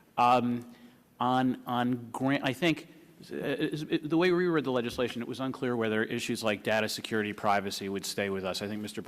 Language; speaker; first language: English; native; English